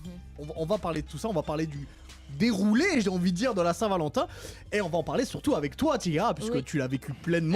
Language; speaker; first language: French; native; French